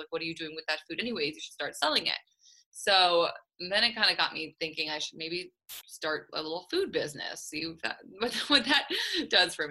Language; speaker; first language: English; native; English